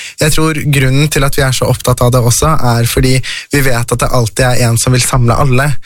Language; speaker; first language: Norwegian; early bilingual, other home language; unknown